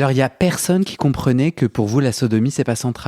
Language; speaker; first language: French; native; French